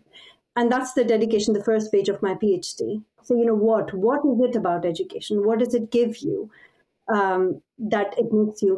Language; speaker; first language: English; non-native, local second language; Pashto